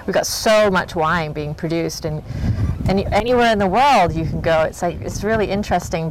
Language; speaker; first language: English; native; English